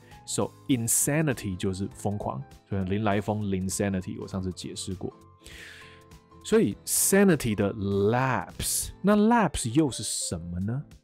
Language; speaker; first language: Chinese; native; Chinese